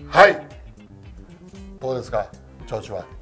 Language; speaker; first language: Japanese; native; Japanese